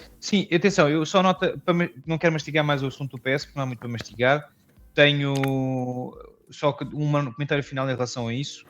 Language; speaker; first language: Portuguese; native; Portuguese